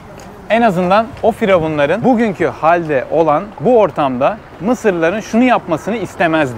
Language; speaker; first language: Turkish; native; Turkish